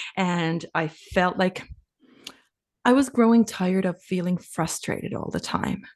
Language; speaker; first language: English; non-native, fluent; Finnish